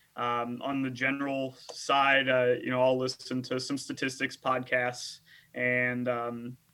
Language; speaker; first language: English; native; English